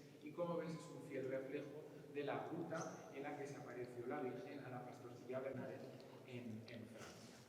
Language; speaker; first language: Spanish; native; Spanish